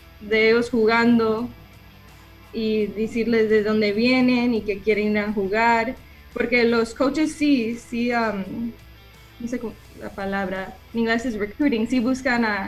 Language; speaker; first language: Spanish; early bilingual, heritage; English